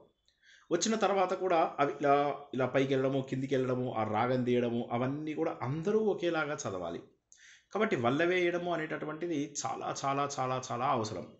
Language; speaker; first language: Telugu; native; Telugu